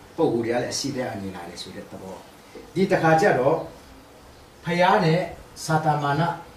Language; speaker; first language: Burmese; non-native, local second language; Tedim Chin